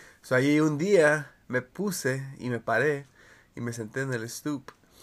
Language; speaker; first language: Spanish; early bilingual, heritage; Spanish